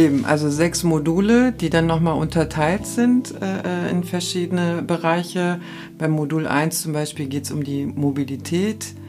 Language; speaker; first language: German; native; German